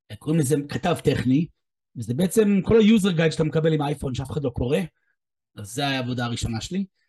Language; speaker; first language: Hebrew; non-native, fluent; English